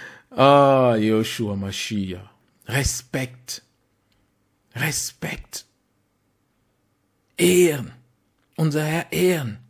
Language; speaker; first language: German; non-native, fluent; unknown